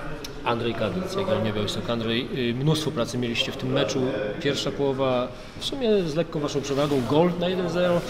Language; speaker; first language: Polish; native; Polish